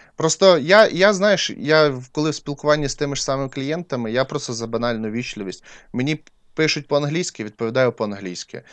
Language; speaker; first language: Ukrainian; non-native, local second language; Russian